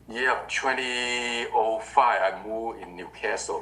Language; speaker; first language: English; non-native, learner; Vietnamese